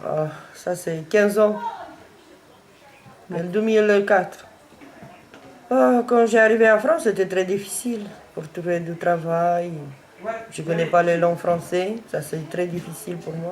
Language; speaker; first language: French; non-native, learner; Romanian